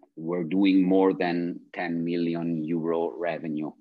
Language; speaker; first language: English; non-native, fluent; Italian